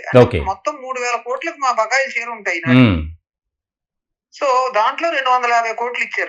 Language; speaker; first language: Telugu; native; Telugu